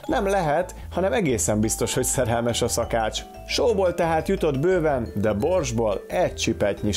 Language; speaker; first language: Hungarian; native; Hungarian